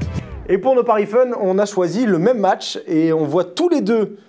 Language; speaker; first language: French; native; French